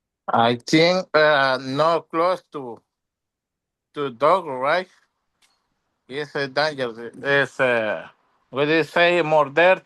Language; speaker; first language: English; non-native, learner; Spanish